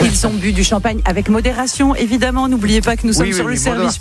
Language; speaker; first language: French; native; French